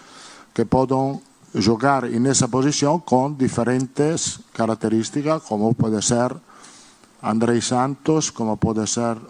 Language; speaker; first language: Portuguese; non-native, learner; Spanish